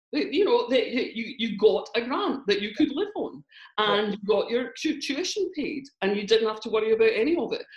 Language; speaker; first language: English; native; English